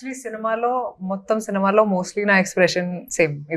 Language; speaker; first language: Telugu; non-native, fluent; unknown